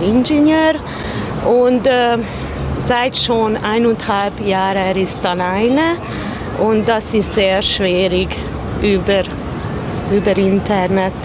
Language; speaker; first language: German; non-native, fluent; Hungarian